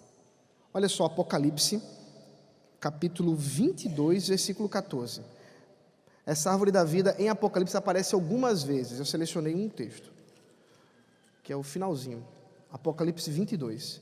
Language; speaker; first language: Portuguese; native; Portuguese